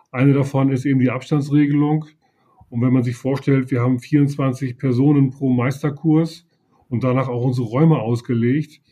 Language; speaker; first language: German; native; German